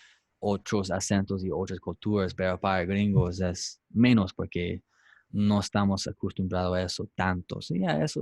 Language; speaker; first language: Spanish; non-native, fluent; English